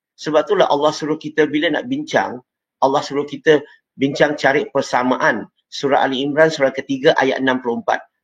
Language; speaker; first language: Malay; non-native, local second language; Chinese